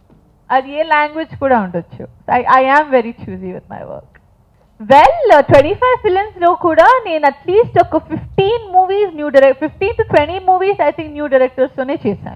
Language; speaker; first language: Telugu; non-native, fluent; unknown